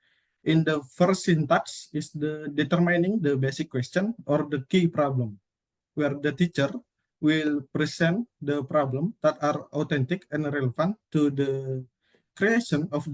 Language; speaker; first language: English; non-native, learner; Indonesian